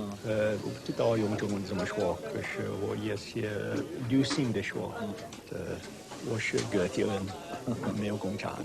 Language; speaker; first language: Chinese; non-native, learner; English